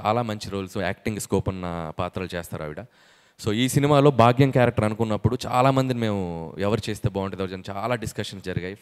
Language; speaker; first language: Telugu; native; Telugu